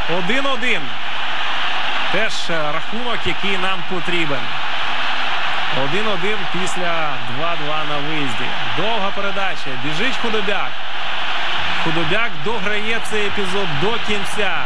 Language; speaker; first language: Ukrainian; native; Ukrainian